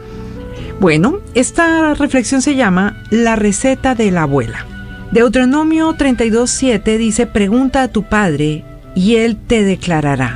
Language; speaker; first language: Spanish; native; Spanish